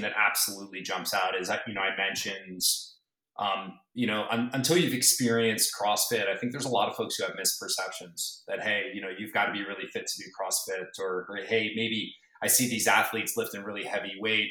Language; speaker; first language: English; native; English